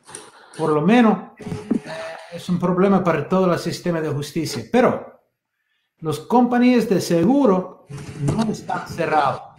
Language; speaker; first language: Spanish; non-native, fluent; English